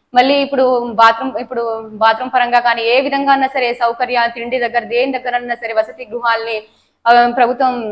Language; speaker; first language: Telugu; non-native, local second language; Lambadi